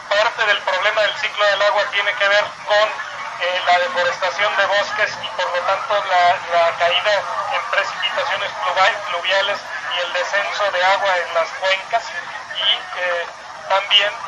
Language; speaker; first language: Spanish; native; Spanish